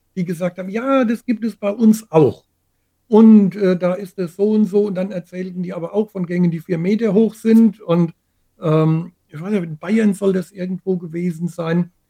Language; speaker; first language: German; native; German